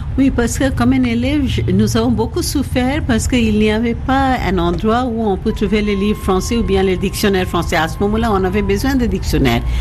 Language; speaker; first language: French; non-native, fluent; Bangla